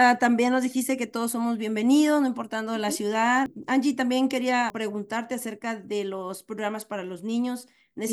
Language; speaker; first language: Spanish; native; Spanish